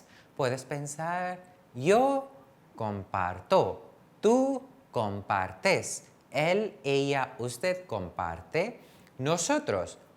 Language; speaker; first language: Spanish; non-native, fluent; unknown